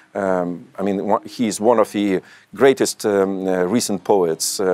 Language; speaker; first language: English; non-native, fluent; Lithuanian